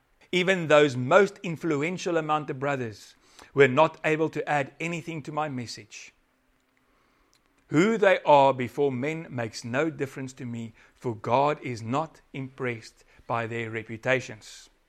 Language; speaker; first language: English; non-native, local second language; Afrikaans